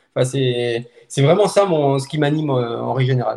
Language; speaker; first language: French; native; French